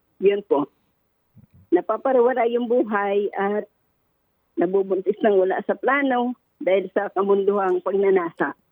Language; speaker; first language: Filipino; non-native, local second language; Hiligaynon